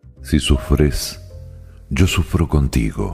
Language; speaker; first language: Spanish; native; Spanish